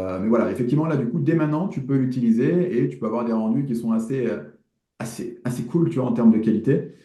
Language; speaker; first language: French; native; French